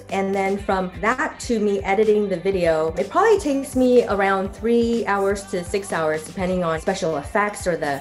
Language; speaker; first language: English; native; English